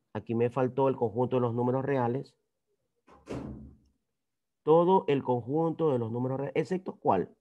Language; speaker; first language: Spanish; native; Spanish